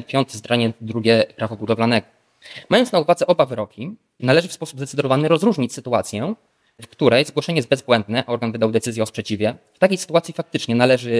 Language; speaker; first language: Polish; native; Polish